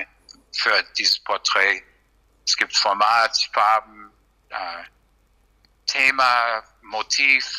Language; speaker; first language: German; non-native, fluent; English